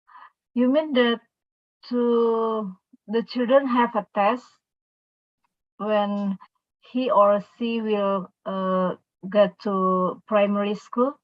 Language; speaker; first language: English; non-native, local second language; Indonesian